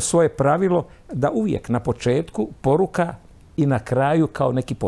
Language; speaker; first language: Croatian; native; Croatian